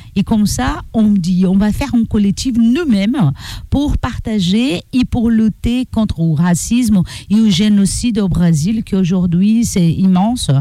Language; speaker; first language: French; non-native, learner; Portuguese